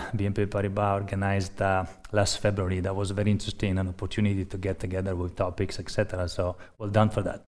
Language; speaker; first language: English; non-native, fluent; Italian